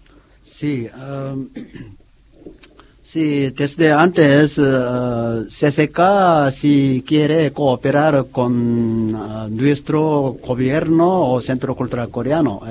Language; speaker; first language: Spanish; non-native, learner; Korean